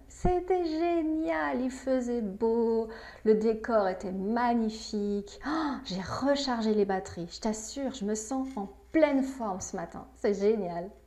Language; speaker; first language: French; native; French